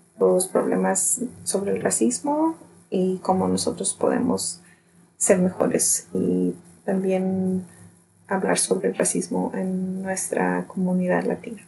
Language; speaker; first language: Spanish; early bilingual, heritage; Spanish